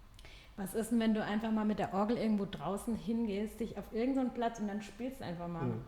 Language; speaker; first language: German; native; German